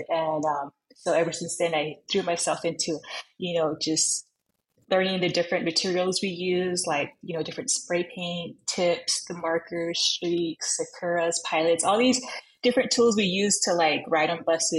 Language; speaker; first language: English; native; English